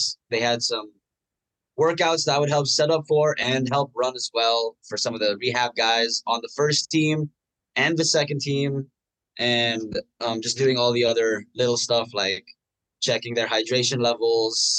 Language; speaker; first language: English; non-native, local second language; Filipino